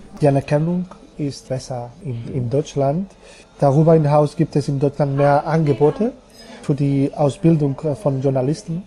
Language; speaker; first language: German; non-native, fluent; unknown